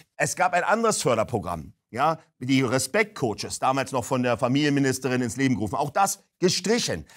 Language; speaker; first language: German; native; German